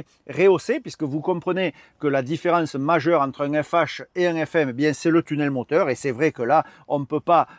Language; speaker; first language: French; native; French